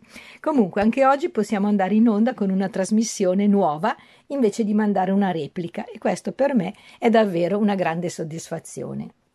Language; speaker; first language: Italian; native; Italian